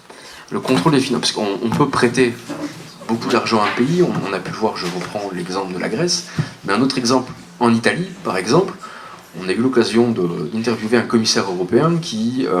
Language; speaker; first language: French; native; French